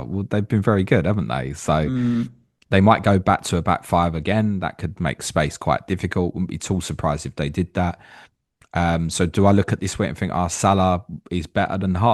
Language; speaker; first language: English; native; English